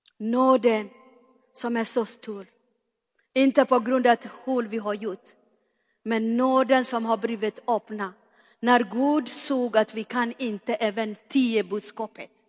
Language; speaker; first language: Swedish; non-native, fluent; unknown